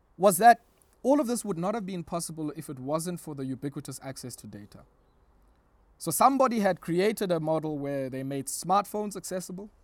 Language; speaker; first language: English; non-native, local second language; Xhosa